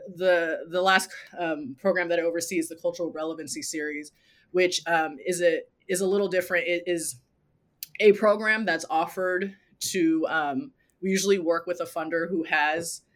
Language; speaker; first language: English; native; English